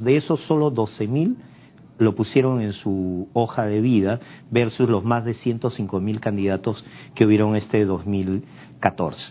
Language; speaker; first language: Spanish; native; Spanish